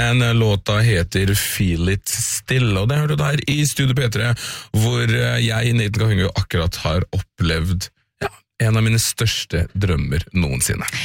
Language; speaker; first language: Norwegian; early bilingual, other home language; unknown